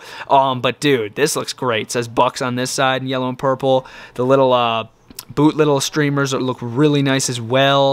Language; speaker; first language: English; native; English